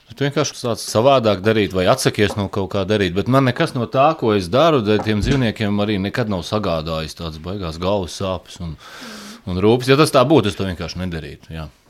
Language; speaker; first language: Latvian; native; Latvian